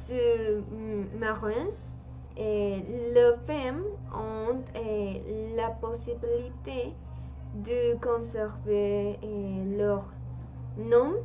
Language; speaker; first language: French; non-native, learner; Spanish